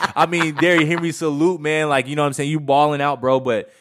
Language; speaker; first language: English; native; English